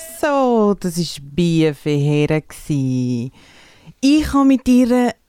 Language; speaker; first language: German; non-native, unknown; Portuguese